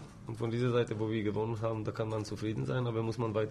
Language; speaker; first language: German; non-native, fluent; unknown